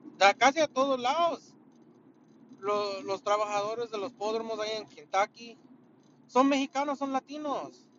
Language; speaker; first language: Spanish; early bilingual, heritage; Spanish